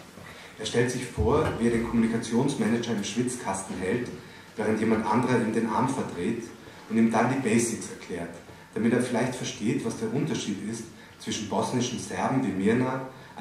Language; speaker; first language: German; native; German